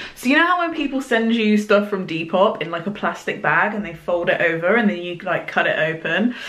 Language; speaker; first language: English; native; English